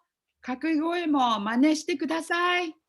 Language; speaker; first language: Japanese; non-native, fluent; English